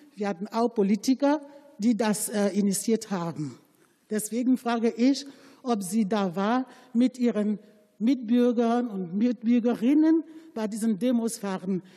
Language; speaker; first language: German; non-native, fluent; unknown